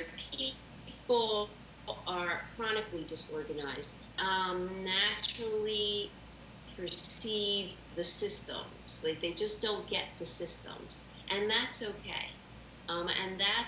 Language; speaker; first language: English; native; English